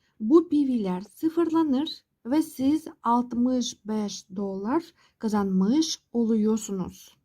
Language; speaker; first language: Turkish; non-native, fluent; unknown